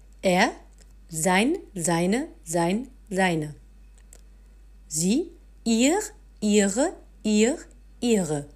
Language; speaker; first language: German; non-native, fluent; French